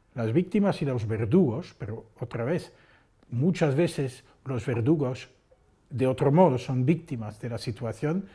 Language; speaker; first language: Spanish; non-native, fluent; Dutch